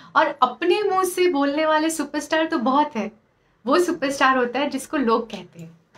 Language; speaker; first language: Hindi; native; Hindi